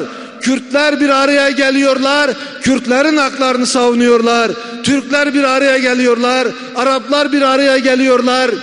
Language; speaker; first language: Turkish; native; Turkish